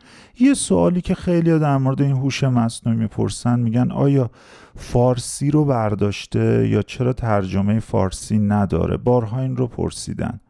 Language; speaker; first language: Persian; native; Persian